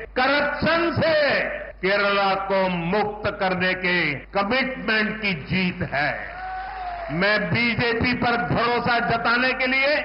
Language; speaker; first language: Hindi; non-native, local second language; Gujarati